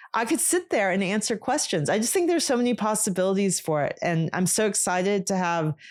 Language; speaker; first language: English; native; English